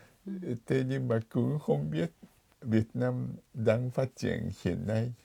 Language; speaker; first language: Vietnamese; non-native, fluent; Japanese